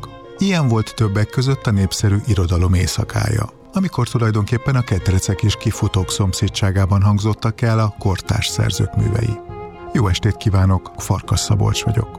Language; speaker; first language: Hungarian; native; Hungarian